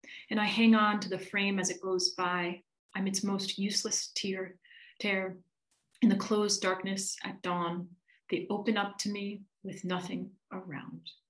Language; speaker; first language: English; native; English